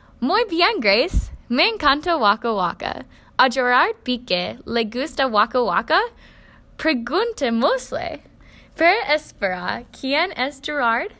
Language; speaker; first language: Spanish; non-native, learner; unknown